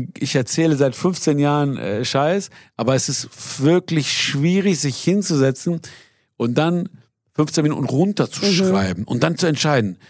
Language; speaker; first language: German; early bilingual, other home language; Persian